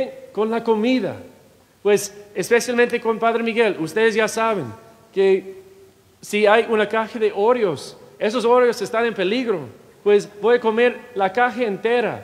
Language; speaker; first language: Spanish; non-native, fluent; English